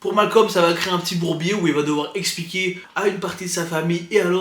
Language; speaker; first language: French; native; French